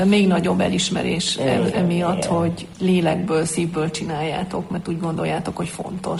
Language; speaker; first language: Hungarian; native; Hungarian